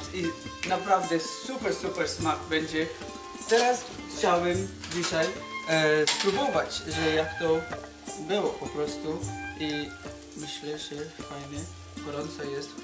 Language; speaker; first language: Polish; non-native, learner; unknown